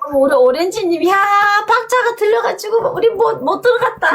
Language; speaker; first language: Korean; native; Korean